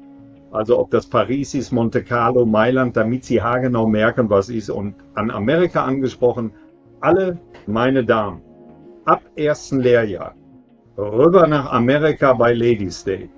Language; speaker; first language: German; native; German